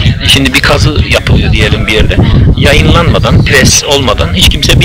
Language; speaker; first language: Turkish; native; Turkish